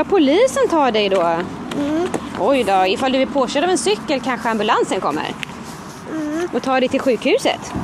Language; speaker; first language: Swedish; native; Swedish